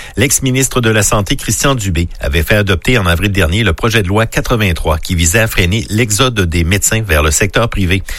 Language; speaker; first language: French; native; French